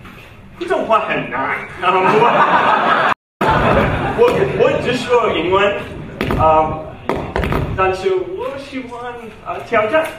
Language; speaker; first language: Chinese; non-native, learner; English